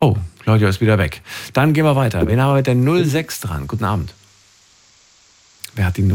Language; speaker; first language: German; native; German